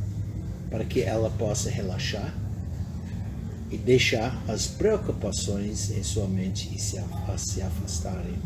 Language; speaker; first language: Portuguese; non-native, fluent; English